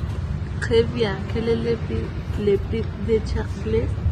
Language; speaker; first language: French; non-native, learner; Spanish